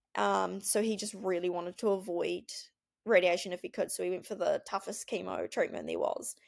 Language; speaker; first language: English; native; English